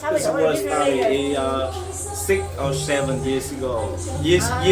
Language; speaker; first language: English; non-native, learner; Vietnamese